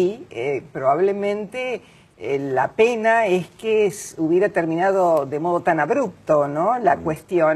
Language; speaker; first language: Spanish; native; Spanish